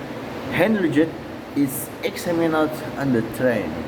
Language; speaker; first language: English; non-native, learner; Indonesian